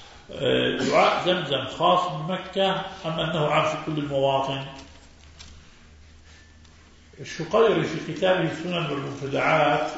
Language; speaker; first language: Arabic; native; Arabic